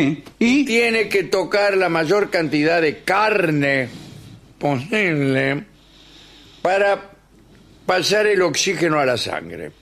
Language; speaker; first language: Spanish; native; Spanish